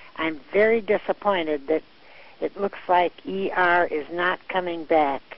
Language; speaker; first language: English; early bilingual, other home language; Italian